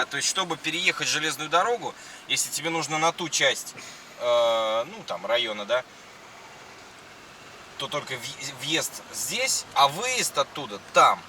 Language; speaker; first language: Russian; native; Russian